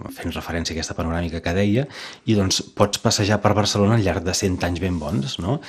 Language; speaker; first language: Catalan; native; Catalan